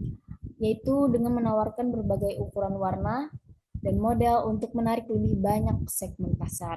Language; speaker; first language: Indonesian; native; Indonesian